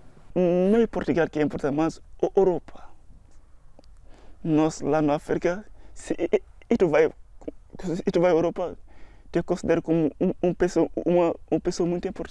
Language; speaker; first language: Portuguese; non-native, learner; Wolof